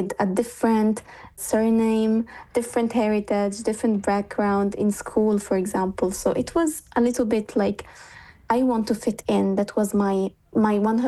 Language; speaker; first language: English; non-native, fluent; Italian